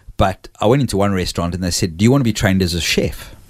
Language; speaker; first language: English; native; English